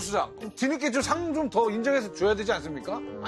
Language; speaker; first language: Korean; native; Korean